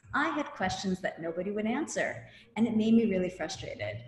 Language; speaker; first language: English; native; English